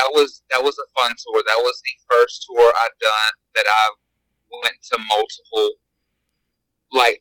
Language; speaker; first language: English; native; English